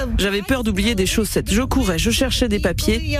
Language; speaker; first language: French; non-native, fluent; Ukrainian